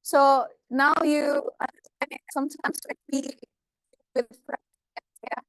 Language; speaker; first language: English; non-native, fluent; Indonesian